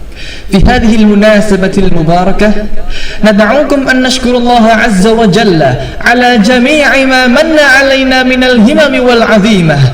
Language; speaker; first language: Arabic; non-native, learner; Indonesian